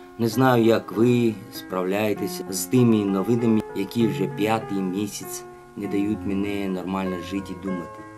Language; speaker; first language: Ukrainian; non-native, fluent; Russian